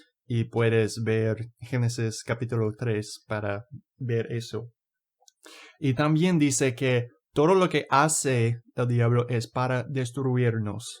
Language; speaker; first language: Spanish; non-native, fluent; English